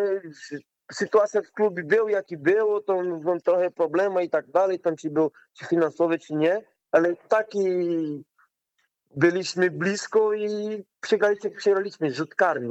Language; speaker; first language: Polish; non-native, learner; Portuguese